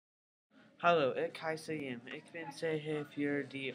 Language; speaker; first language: German; non-native, learner; English